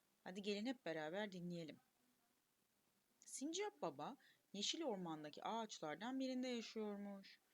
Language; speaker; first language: Turkish; native; Turkish